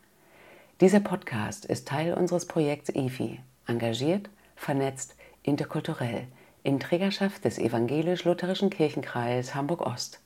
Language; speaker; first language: German; native; German